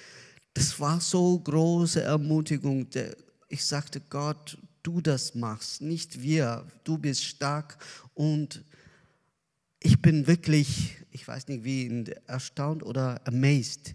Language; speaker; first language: German; non-native, learner; Azerbaijani